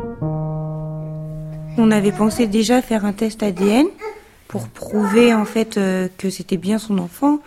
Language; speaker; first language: French; native; French